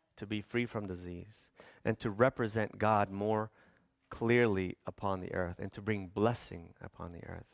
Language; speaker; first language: English; early bilingual, other home language; Spanish